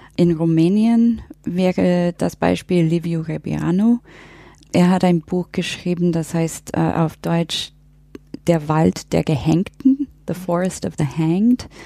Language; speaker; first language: German; non-native, fluent; English